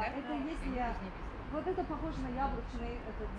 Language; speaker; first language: Russian; non-native, learner; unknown